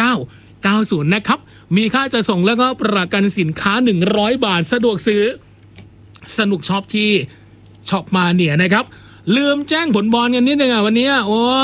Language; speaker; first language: Thai; non-native, local second language; Northeastern Thai